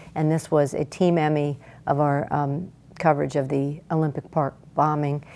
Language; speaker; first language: English; native; English